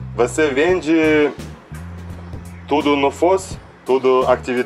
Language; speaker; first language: Portuguese; non-native, learner; Russian